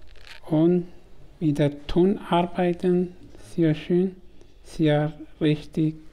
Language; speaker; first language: German; non-native, learner; Kurdish